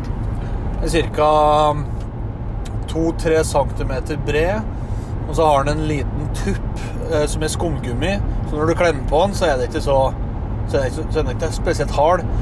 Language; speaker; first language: Norwegian; native; Norwegian